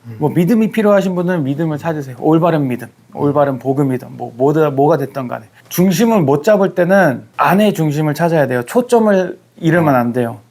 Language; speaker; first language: Korean; early bilingual, heritage; Korean